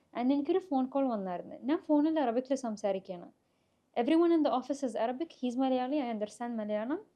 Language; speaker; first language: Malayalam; non-native, fluent; Arabic